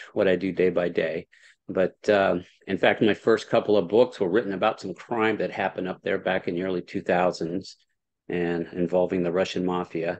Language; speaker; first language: English; native; English